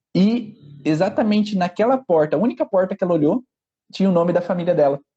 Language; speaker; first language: Portuguese; native; Portuguese